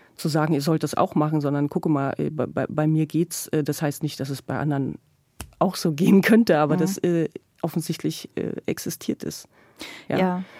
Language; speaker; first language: German; native; German